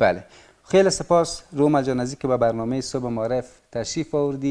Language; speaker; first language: Persian; native; Persian